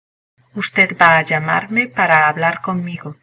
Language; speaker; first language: Spanish; non-native, learner; English